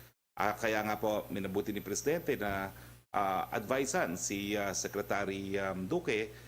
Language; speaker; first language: Filipino; native; Filipino